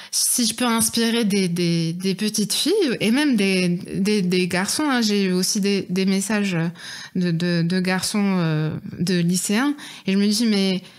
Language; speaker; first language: French; non-native, local second language; Arabic